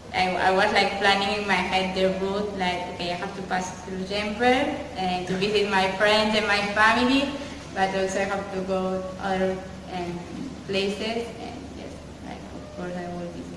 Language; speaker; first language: English; non-native, fluent; Spanish